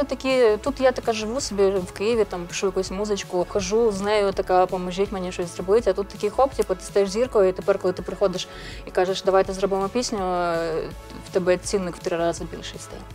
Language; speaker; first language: Ukrainian; native; Ukrainian